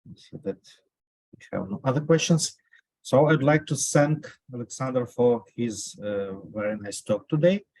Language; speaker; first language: English; non-native, fluent; Ukrainian